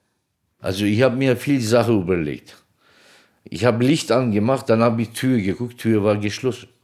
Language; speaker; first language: German; non-native, local second language; Turkish